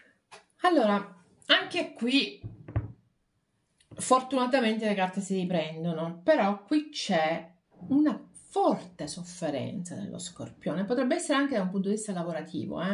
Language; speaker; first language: Italian; native; Italian